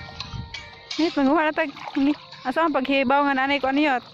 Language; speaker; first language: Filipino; non-native, local second language; Cebuano